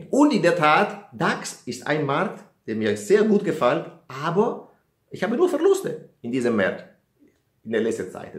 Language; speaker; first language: German; non-native, fluent; Italian